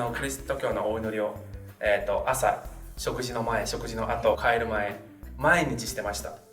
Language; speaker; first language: Japanese; non-native, fluent; English